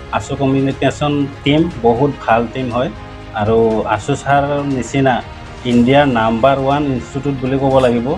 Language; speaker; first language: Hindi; non-native, local second language; Assamese